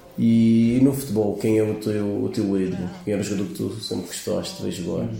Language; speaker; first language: Portuguese; native; Portuguese